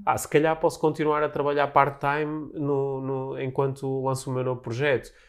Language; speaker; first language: Portuguese; native; Portuguese